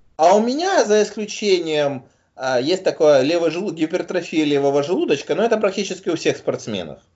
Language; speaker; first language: Russian; native; Russian